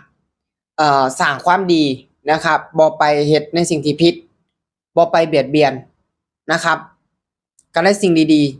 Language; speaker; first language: Thai; non-native, local second language; Lao